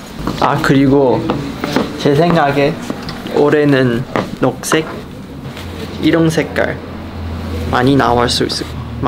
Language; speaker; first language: Korean; non-native, fluent; Chinese